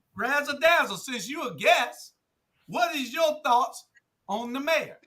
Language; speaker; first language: English; native; English